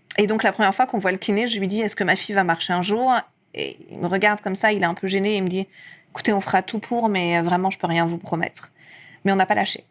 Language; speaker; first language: French; early bilingual, other home language; Persian